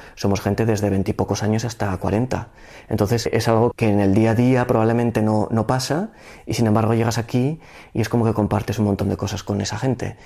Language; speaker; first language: Spanish; native; Spanish